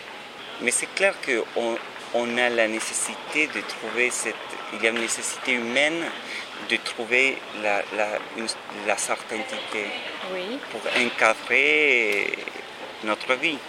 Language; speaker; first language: French; non-native, fluent; Spanish